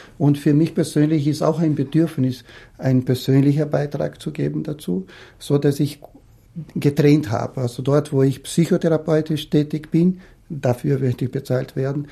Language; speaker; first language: German; non-native, fluent; Portuguese